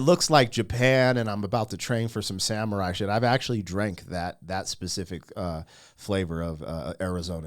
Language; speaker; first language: English; native; English